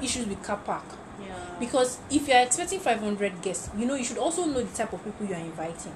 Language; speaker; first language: English; non-native, local second language; Yoruba